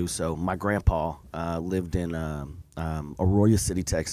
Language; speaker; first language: English; native; English